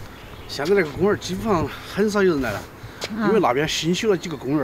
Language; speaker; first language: Chinese; native; Chinese